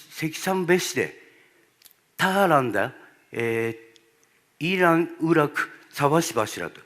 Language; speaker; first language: Turkish; non-native, learner; Japanese